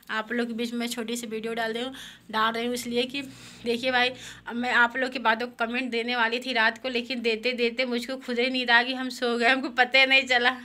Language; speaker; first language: Hindi; native; Hindi